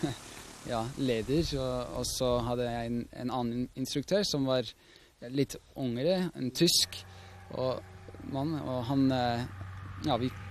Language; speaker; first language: Norwegian; non-native, fluent; Swiss German